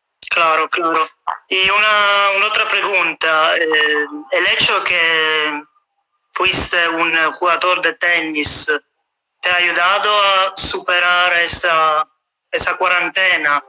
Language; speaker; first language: Spanish; non-native, fluent; Italian